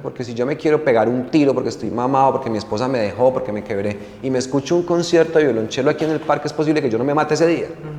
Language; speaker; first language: Spanish; native; Spanish